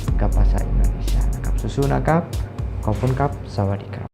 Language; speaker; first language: Thai; non-native, fluent; Indonesian